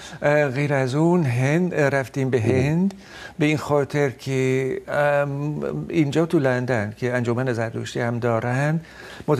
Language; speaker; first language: Persian; non-native, fluent; Dutch